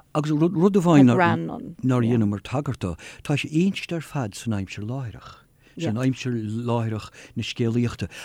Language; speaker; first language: Irish; non-native, local second language; English